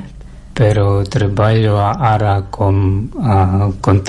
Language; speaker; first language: Catalan; non-native, learner; Russian